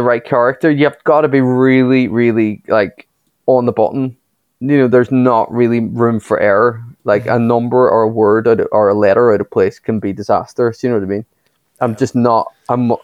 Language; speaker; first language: English; native; English